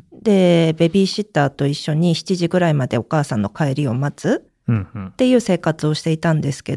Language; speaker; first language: Japanese; early bilingual, other home language; Korean